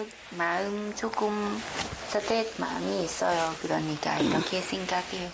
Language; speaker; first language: Korean; non-native, learner; Thai